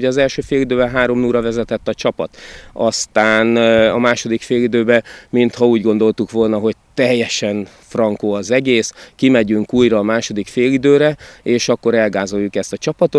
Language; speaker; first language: Hungarian; native; Hungarian